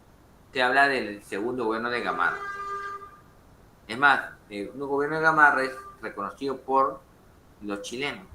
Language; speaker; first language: Spanish; native; Spanish